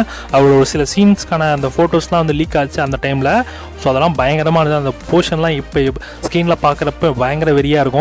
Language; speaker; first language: Tamil; native; Tamil